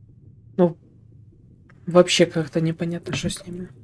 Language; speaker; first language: Russian; native; Russian